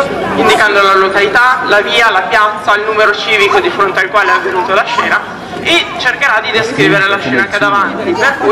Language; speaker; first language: Italian; native; Italian